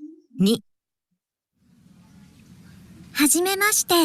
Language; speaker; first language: Japanese; non-native, learner; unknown